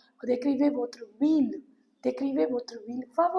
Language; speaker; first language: French; non-native, learner; Hindi